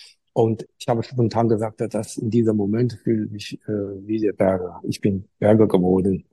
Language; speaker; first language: German; non-native, learner; Chinese